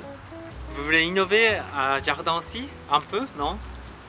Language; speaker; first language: French; non-native, learner; Japanese